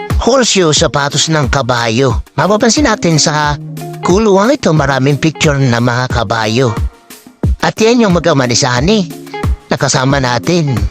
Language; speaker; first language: Filipino; native; Filipino